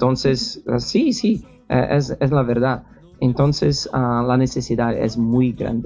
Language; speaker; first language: Spanish; non-native, learner; Portuguese